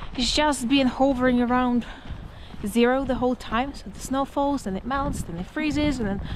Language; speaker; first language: English; non-native, fluent; Russian